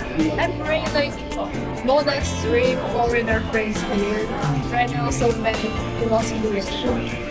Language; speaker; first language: English; non-native, learner; Chinese